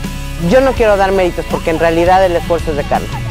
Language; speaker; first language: Spanish; native; Spanish